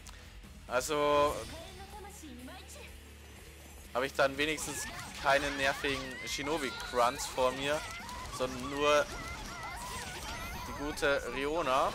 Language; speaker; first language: German; native; German